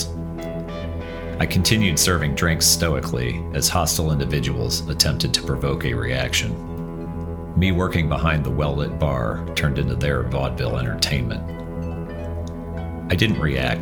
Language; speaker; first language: English; native; English